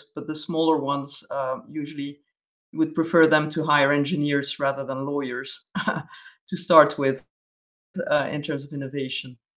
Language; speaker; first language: English; non-native, fluent; Dutch